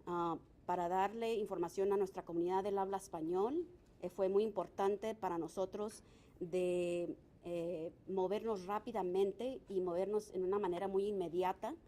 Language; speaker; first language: Spanish; early bilingual, other home language; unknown